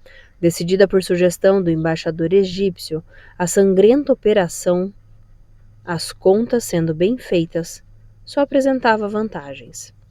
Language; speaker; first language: Portuguese; native; Portuguese